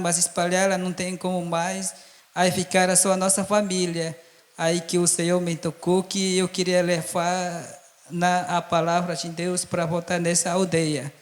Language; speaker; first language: Portuguese; non-native, local second language; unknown